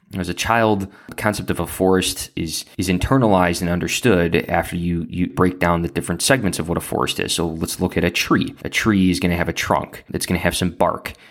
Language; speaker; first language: English; native; English